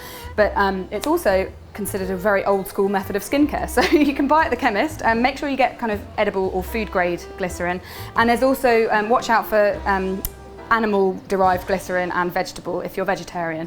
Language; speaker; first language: English; native; English